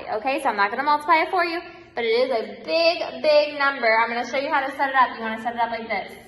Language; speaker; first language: English; native; English